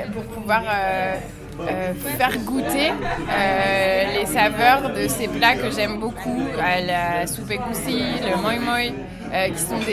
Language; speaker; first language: French; non-native, fluent; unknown